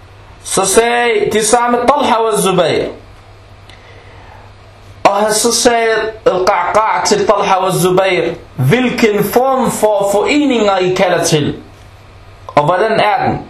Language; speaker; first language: Danish; non-native, local second language; Arabic